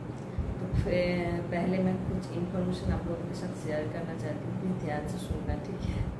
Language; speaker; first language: Hindi; non-native, local second language; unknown